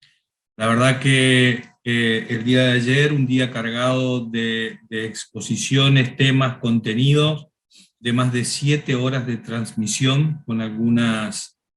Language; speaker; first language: Spanish; native; Spanish